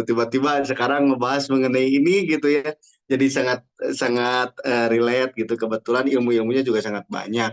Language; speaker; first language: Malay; non-native, local second language; Sundanese